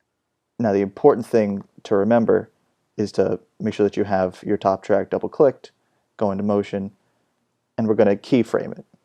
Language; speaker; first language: English; native; English